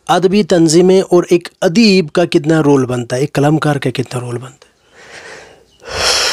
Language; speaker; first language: Hindi; non-native, local second language; Kashmiri